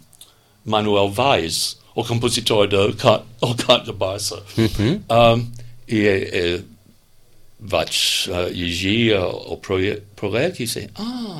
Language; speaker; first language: Catalan; non-native, learner; English